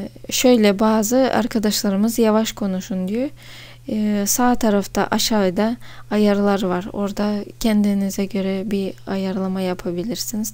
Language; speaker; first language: Turkish; non-native, fluent; Russian